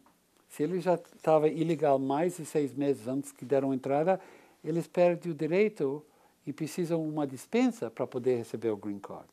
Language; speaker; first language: Portuguese; non-native, learner; English